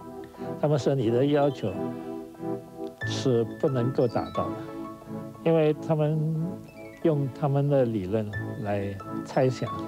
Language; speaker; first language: Chinese; non-native, local second language; Wu Chinese